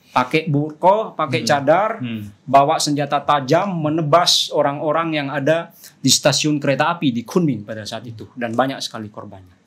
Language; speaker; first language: Indonesian; non-native, local second language; Madurese